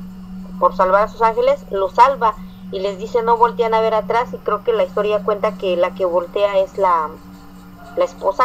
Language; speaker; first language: Spanish; native; Spanish